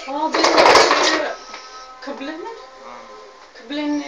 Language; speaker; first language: Turkish; non-native, learner; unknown